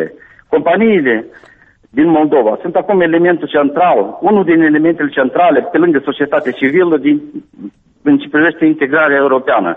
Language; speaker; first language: Romanian; native; Romanian